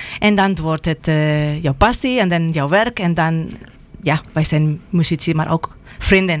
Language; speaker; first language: Dutch; non-native, fluent; Spanish